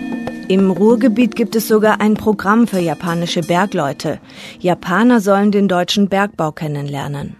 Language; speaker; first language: German; native; German